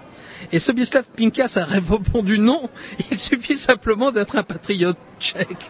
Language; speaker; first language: French; native; French